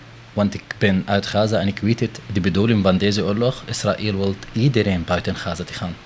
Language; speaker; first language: Dutch; non-native, learner; Arabic